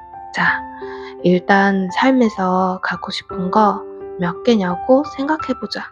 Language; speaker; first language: Korean; non-native, fluent; Vietnamese